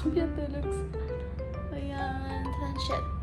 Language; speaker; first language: Filipino; non-native, local second language; Cebuano